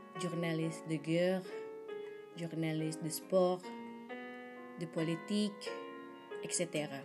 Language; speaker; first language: French; non-native, learner; Indonesian